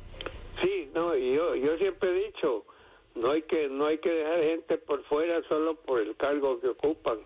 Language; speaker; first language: Spanish; native; Spanish